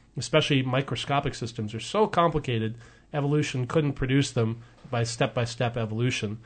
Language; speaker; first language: English; native; English